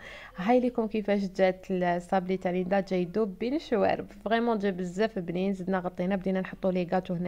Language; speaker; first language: Arabic; native; Arabic